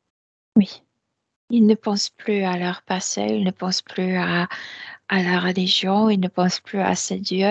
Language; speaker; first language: French; non-native, fluent; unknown